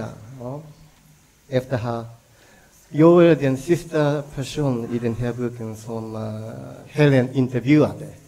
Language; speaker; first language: Swedish; non-native, learner; Japanese